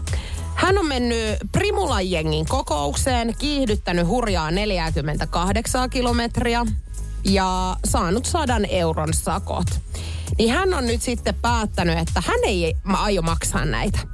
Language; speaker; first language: Finnish; native; Finnish